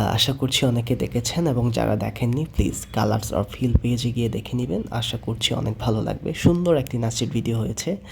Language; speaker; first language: Bangla; non-native, local second language; Chakma